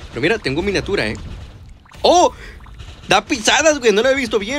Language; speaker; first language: Spanish; native; Spanish